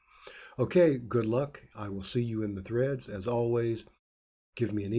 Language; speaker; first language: English; native; English